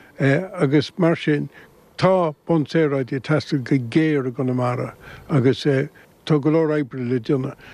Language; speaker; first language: Irish; native; Irish